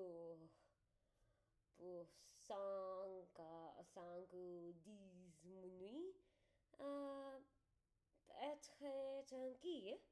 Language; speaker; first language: French; non-native, learner; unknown